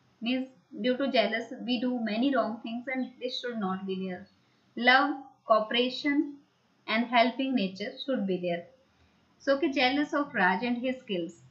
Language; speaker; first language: English; non-native, local second language; Hindi